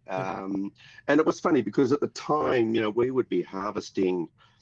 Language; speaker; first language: English; native; English